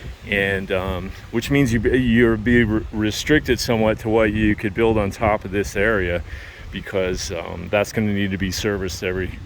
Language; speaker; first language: English; native; English